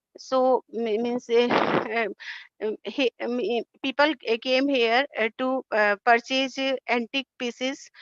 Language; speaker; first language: English; non-native, learner; Hindi